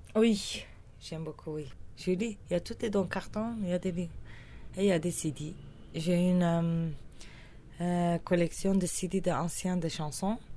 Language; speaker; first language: French; non-native, learner; Kurdish